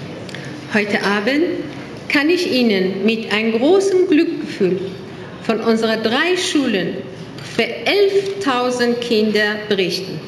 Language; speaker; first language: German; non-native, fluent; Persian